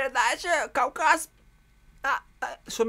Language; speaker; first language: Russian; non-native, local second language; Turkmen